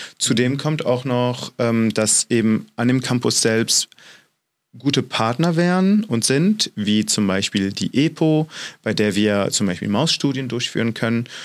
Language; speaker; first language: German; non-native, fluent; French